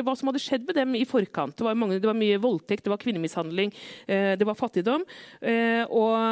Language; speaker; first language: Norwegian; native; Norwegian